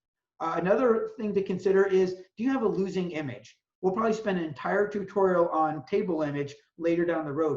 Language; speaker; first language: English; native; English